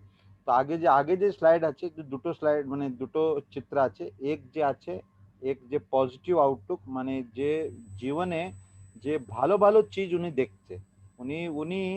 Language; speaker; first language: Bangla; non-native, learner; Hindi